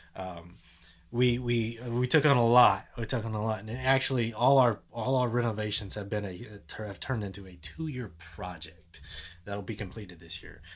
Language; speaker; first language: English; native; English